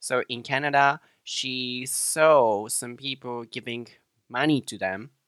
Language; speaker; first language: English; non-native, fluent; Japanese